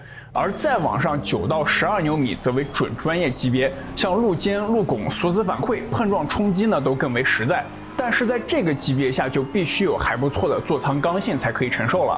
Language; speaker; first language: Chinese; native; Chinese